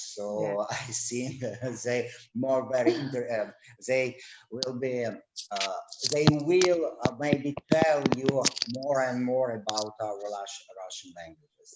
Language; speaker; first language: English; non-native, learner; Russian